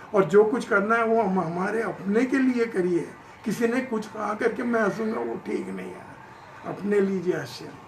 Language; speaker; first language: Hindi; non-native, local second language; Gujarati